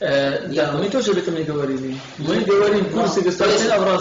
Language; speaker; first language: Russian; non-native, fluent; Kurdish